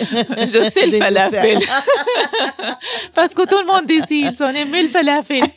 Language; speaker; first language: French; non-native, learner; Arabic